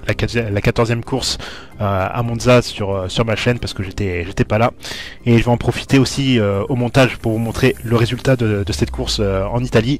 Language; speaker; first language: French; native; French